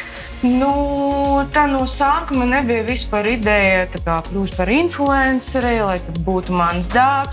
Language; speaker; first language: Latvian; non-native, local second language; Russian